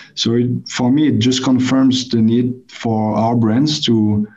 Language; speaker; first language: English; non-native, fluent; French